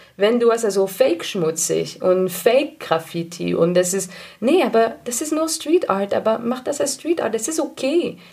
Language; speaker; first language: German; non-native, fluent; English